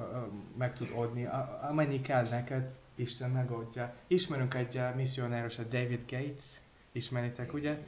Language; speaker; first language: Hungarian; non-native, learner; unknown